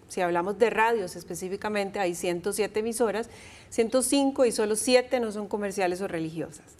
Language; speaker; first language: Spanish; native; Spanish